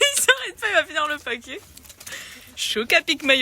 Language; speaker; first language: French; native; French